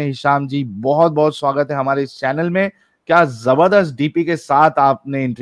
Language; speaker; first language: Urdu; native; Urdu